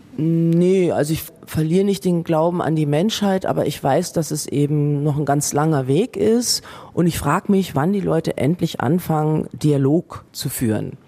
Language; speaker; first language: German; native; German